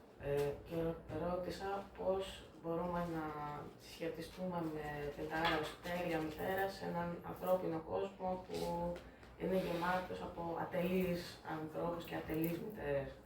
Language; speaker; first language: Greek; native; Greek